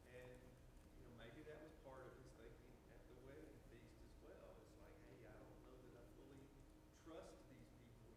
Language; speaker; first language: English; native; English